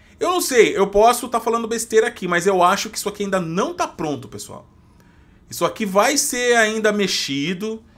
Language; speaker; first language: Portuguese; native; Portuguese